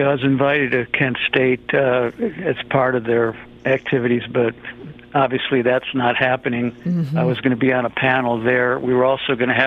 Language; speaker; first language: English; native; English